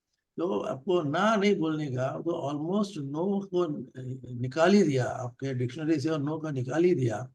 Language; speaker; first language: Hindi; non-native, local second language; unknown